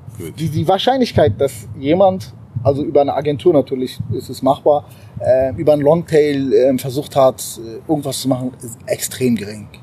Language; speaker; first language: German; early bilingual, other home language; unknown